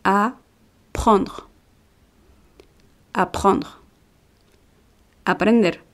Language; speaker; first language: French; non-native, fluent; Spanish